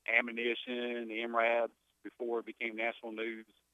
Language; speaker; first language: English; native; English